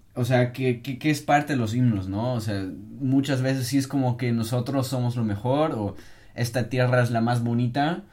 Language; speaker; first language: Spanish; non-native, fluent; German